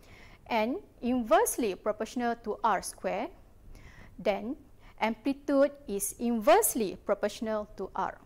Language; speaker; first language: English; non-native, local second language; Malay